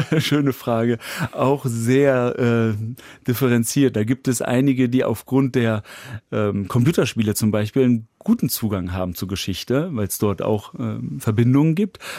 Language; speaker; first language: German; native; German